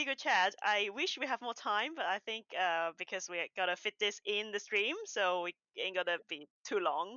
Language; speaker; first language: English; non-native, local second language; Cantonese